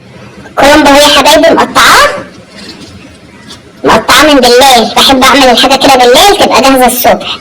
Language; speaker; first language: Arabic; native; Arabic